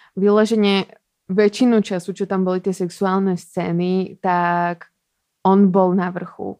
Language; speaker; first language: Slovak; native; Slovak